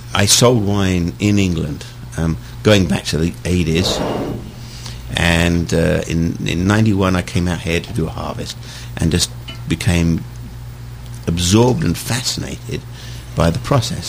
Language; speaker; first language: English; native; English